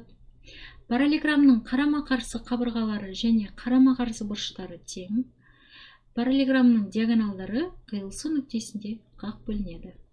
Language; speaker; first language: Kazakh; native; Kazakh